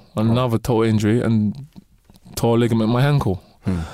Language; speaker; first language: English; native; English